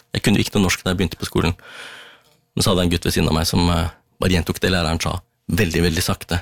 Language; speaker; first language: Norwegian; early bilingual, other home language; Tamil